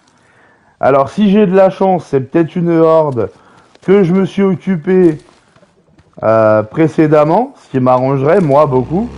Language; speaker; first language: French; native; French